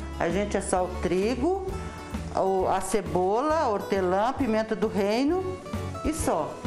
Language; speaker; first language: Portuguese; early bilingual, other home language; Arabic